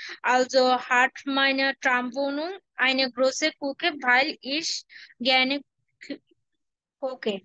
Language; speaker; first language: German; non-native, learner; Bangla